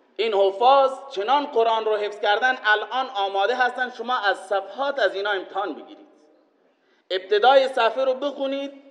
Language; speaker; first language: Persian; non-native, local second language; Baluchi